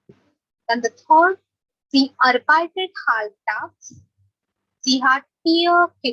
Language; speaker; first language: German; non-native, fluent; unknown